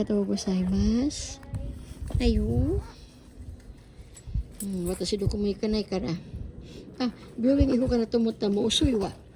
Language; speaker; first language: Japanese; non-native, learner; Filipino